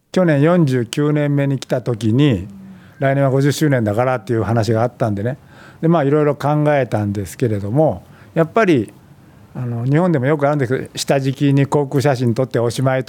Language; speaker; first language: Japanese; native; Japanese